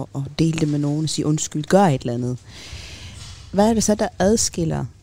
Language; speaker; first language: Danish; early bilingual, other home language; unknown